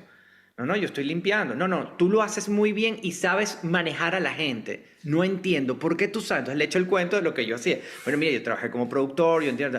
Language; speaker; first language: Spanish; native; Spanish